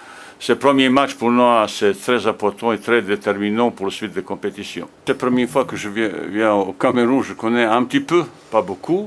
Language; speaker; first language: French; non-native, fluent; Bosnian